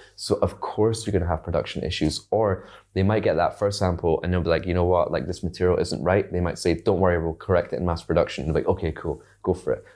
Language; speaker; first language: English; native; English